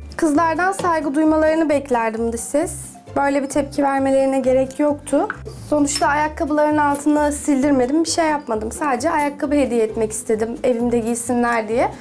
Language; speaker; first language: Turkish; native; Turkish